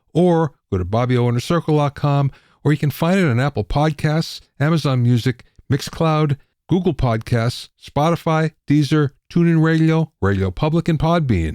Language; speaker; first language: English; native; English